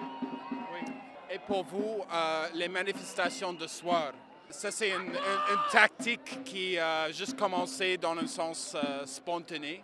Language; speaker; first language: French; non-native, learner; English